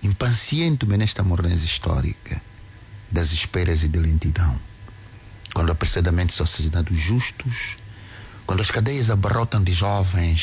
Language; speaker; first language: Portuguese; non-native, local second language; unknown